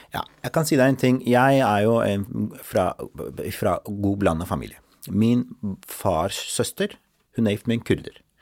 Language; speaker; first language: Norwegian; non-native, fluent; Arabic